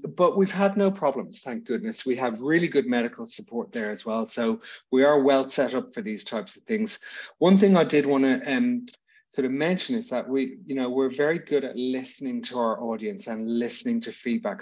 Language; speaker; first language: English; native; English